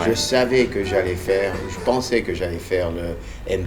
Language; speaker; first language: French; early bilingual, heritage; English